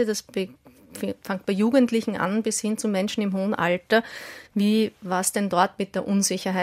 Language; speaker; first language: German; native; German